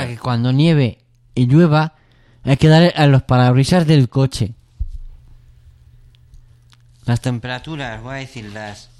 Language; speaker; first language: Spanish; native; Spanish